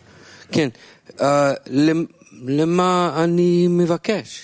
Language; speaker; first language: Hebrew; non-native, learner; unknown